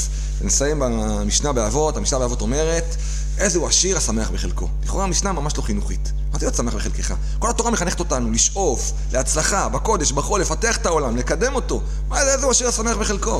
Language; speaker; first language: Hebrew; native; Hebrew